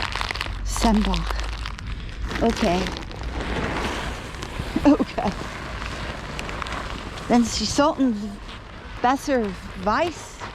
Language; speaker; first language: German; non-native, learner; English